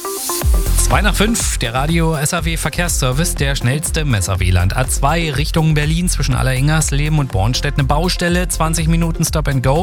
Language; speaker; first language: German; native; German